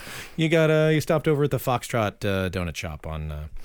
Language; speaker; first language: English; native; English